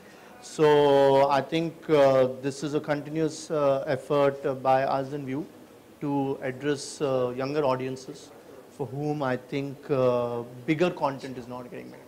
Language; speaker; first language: English; non-native, local second language; Hindi